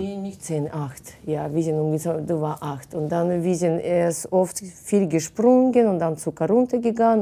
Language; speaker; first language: German; non-native, fluent; Russian